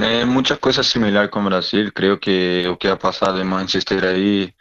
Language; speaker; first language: Spanish; non-native, learner; Portuguese